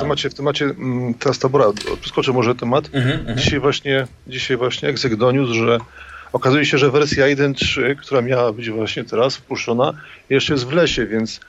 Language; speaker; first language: Polish; native; Polish